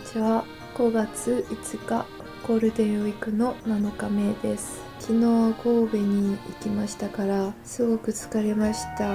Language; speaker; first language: Japanese; non-native, learner; French